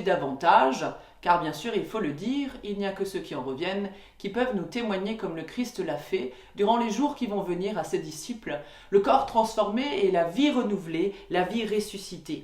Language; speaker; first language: French; native; French